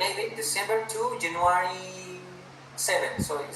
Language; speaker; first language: English; non-native, fluent; Spanish